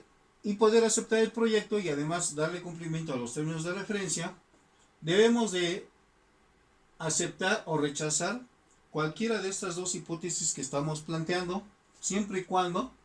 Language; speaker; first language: Spanish; native; Spanish